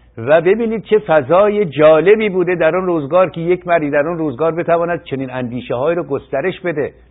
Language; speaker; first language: Persian; native; Persian